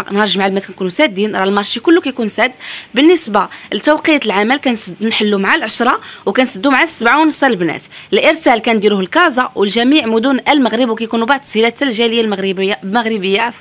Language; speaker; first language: Arabic; native; Arabic